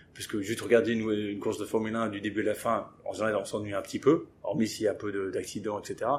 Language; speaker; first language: French; early bilingual, other home language; English